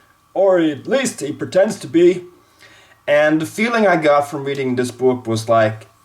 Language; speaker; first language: English; non-native, fluent; Swedish